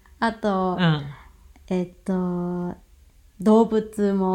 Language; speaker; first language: Japanese; non-native, fluent; Cantonese